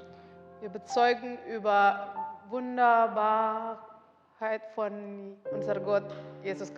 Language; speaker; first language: German; non-native, learner; Indonesian